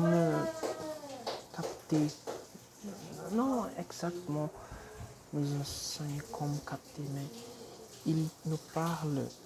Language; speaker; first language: French; non-native, fluent; Portuguese